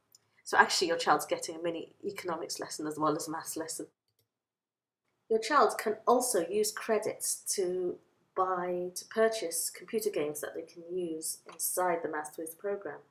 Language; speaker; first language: English; native; English